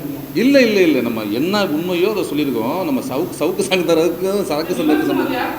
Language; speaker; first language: Tamil; native; Tamil